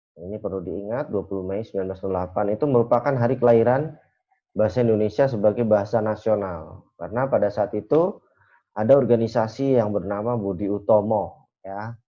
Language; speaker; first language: Indonesian; native; Indonesian